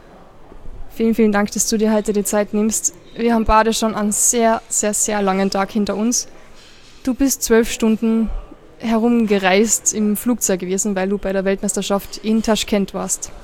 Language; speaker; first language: German; native; German